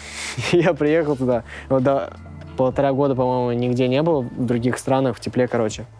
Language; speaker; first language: Russian; native; Russian